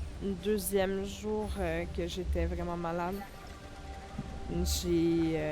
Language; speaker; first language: French; native; French